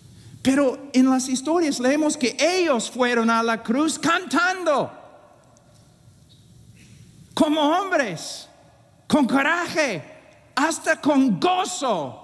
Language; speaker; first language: Spanish; non-native, fluent; English